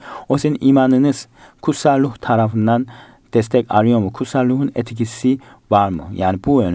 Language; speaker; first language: Turkish; non-native, fluent; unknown